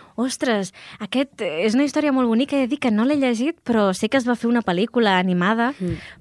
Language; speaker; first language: Catalan; native; Catalan